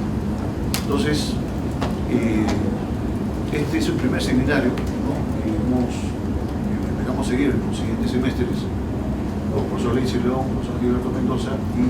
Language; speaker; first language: Spanish; native; Spanish